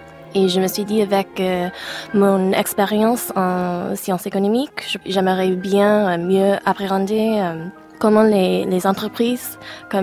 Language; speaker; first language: French; non-native, fluent; English